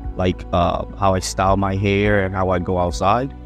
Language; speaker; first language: English; non-native, local second language; Yoruba